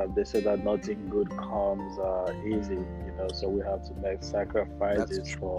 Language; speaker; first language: English; non-native, local second language; Igbo